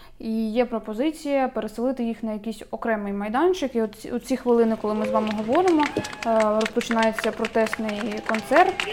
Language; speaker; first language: Ukrainian; native; Ukrainian